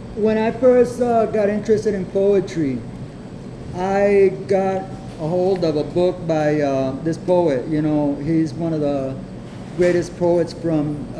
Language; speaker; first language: English; non-native, fluent; Spanish